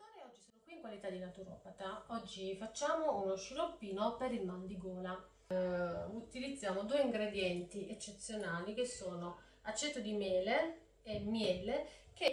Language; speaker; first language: Italian; native; Italian